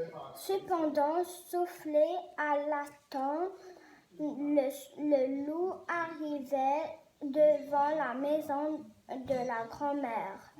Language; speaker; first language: French; non-native, learner; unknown